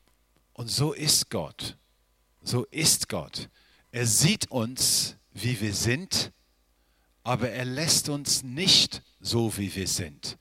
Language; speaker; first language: German; non-native, fluent; English